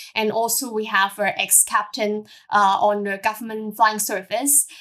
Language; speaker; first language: English; non-native, local second language; Cantonese